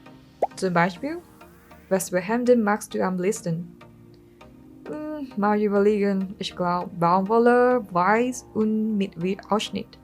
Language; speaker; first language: German; non-native, learner; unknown